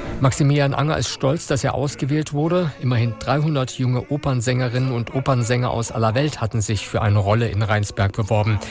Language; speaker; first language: German; native; German